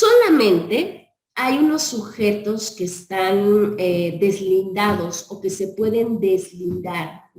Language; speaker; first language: Spanish; native; Spanish